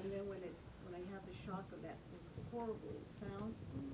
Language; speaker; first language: English; early bilingual, other home language; Spanish